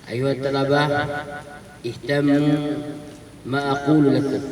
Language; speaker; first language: Arabic; non-native, fluent; Indonesian